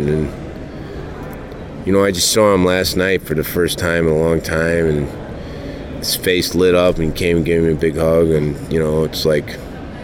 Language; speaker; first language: English; native; English